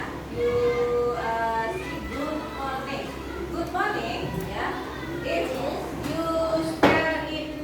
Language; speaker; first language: English; non-native, learner; Indonesian